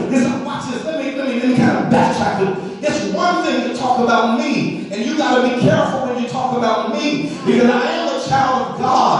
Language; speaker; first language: English; native; English